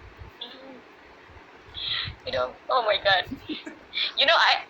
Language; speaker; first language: English; non-native, learner; Indonesian